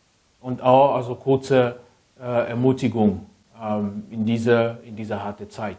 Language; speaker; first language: German; non-native, fluent; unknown